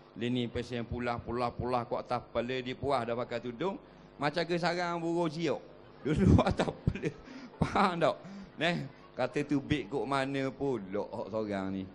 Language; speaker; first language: Malay; native; Malay